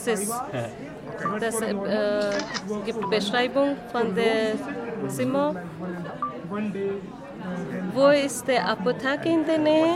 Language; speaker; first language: German; non-native, learner; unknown